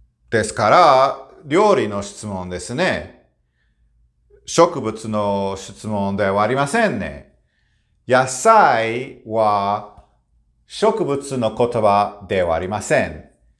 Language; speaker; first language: Japanese; non-native, learner; English